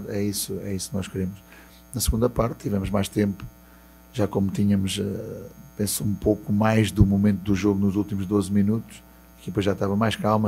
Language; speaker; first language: Portuguese; native; Portuguese